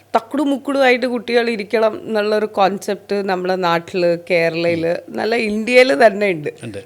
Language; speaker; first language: Malayalam; non-native, local second language; Hindi